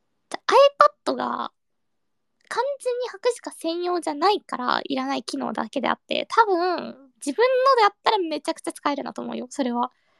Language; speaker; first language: Japanese; early bilingual, heritage; Japanese